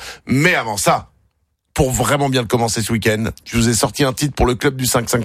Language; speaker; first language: French; native; French